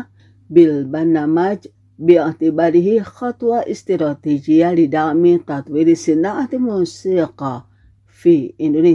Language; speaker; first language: Arabic; non-native, fluent; Indonesian